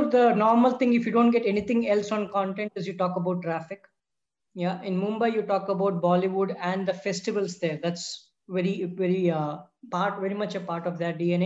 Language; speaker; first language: English; non-native, local second language; Tamil